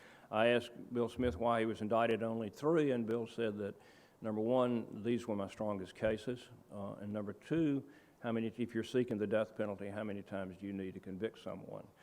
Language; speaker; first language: English; native; English